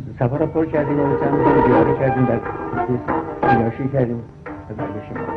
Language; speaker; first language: Persian; non-native, local second language; Azerbaijani